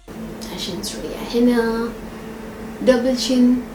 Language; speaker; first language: Arabic; non-native, local second language; Bangla